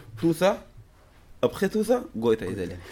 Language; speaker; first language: French; non-native, learner; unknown